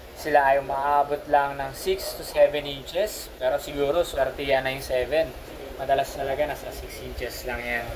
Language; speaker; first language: Filipino; native; Filipino